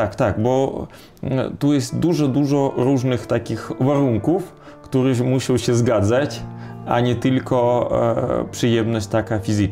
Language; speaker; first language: Polish; non-native, fluent; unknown